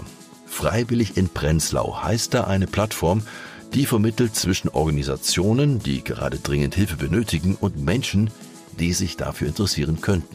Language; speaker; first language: German; native; German